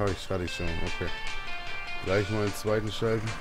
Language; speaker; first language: German; native; German